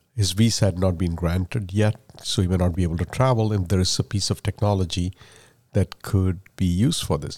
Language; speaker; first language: English; non-native, local second language; Malayalam